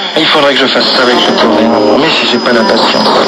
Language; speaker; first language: French; native; French